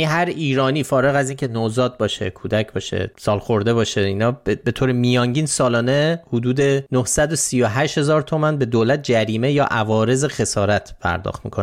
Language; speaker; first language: Persian; native; Persian